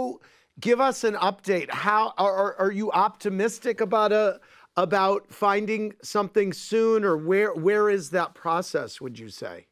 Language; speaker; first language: English; native; English